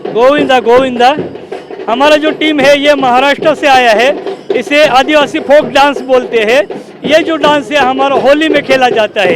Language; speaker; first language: Hindi; non-native, local second language; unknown